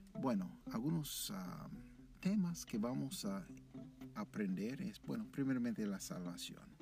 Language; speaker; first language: Spanish; non-native, fluent; English